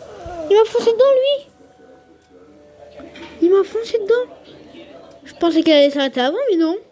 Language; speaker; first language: French; native; French